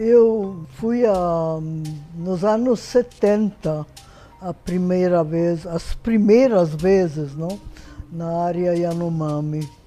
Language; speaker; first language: Portuguese; non-native, fluent; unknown